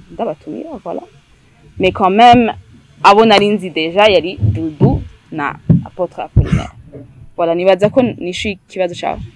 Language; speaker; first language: Rundi; early bilingual, heritage; Rundi